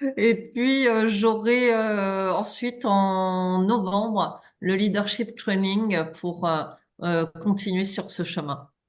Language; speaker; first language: French; native; French